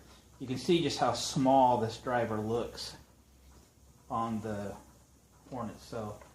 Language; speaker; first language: English; native; English